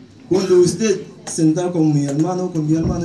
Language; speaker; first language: Spanish; non-native, learner; Haitian Creole